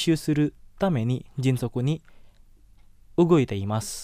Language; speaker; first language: Japanese; non-native, fluent; Indonesian